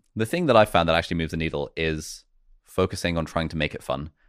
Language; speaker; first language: English; native; English